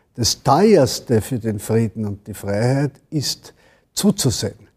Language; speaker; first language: German; native; German